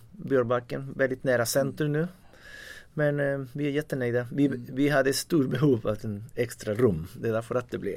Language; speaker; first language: Swedish; non-native, fluent; Spanish